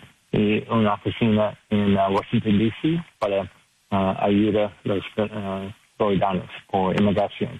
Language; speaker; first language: Spanish; non-native, learner; English